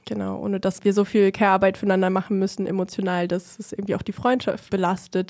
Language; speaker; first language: German; native; German